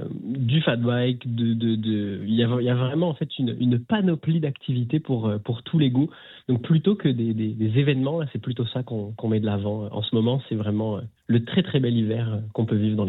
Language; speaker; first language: French; native; French